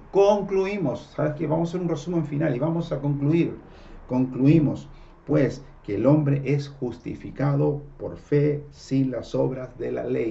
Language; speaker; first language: Spanish; native; Spanish